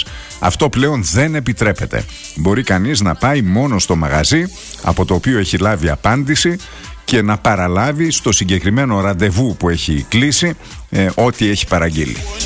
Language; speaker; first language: Greek; native; Greek